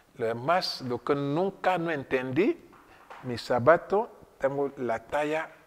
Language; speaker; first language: Spanish; non-native, fluent; French